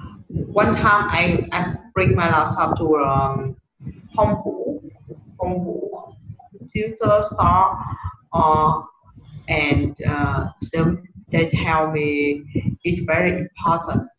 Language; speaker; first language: English; non-native, learner; Vietnamese